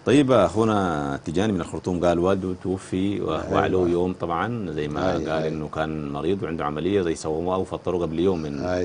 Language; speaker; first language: Arabic; native; Arabic